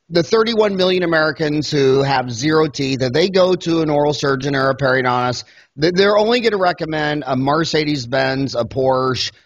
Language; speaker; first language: English; native; English